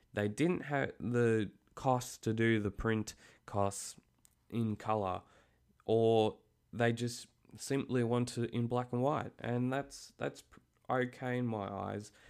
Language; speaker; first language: English; native; English